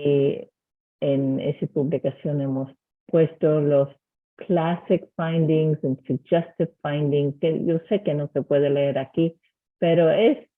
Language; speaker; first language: Spanish; early bilingual, heritage; Spanish